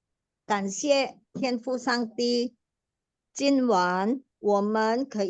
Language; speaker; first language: Chinese; non-native, learner; Indonesian